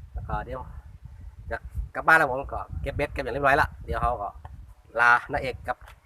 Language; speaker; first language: Thai; native; Thai